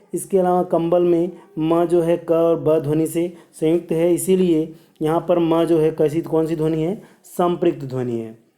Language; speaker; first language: Hindi; native; Hindi